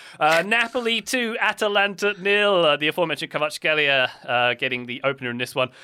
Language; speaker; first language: English; native; English